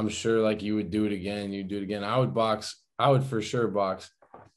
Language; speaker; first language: English; native; English